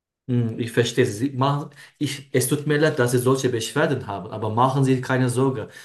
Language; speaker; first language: German; non-native, learner; Turkish